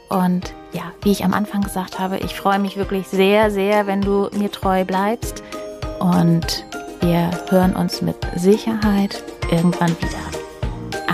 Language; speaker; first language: German; native; German